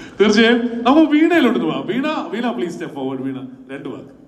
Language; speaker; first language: Malayalam; native; Malayalam